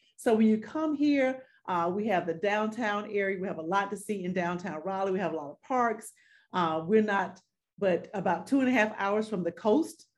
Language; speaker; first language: English; native; English